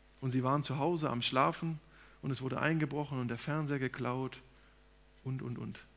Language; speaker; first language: German; native; German